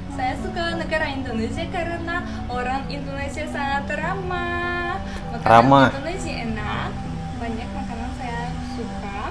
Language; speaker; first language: Indonesian; non-native, learner; Russian